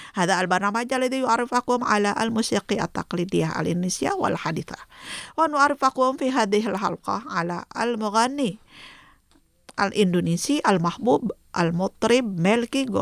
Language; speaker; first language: Arabic; non-native, fluent; Indonesian